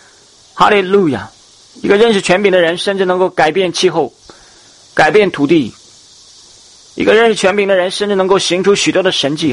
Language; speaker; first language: Chinese; native; Chinese